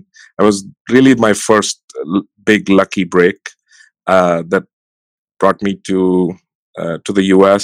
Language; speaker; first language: English; non-native, local second language; Hindi